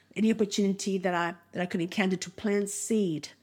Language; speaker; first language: English; non-native, fluent; Spanish